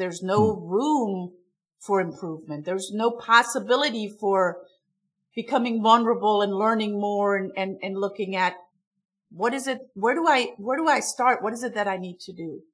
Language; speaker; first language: English; non-native, fluent; German